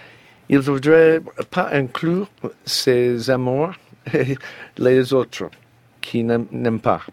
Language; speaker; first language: French; non-native, learner; English